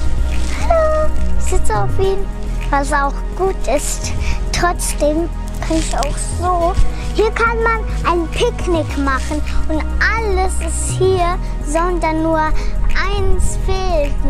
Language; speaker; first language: German; early bilingual, other home language; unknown